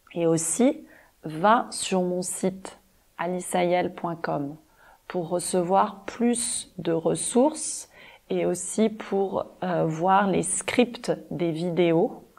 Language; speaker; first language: French; native; French